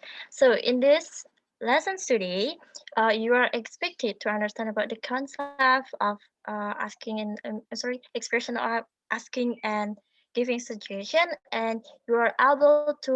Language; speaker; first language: English; non-native, learner; Indonesian